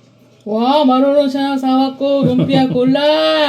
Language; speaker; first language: Filipino; non-native, learner; Korean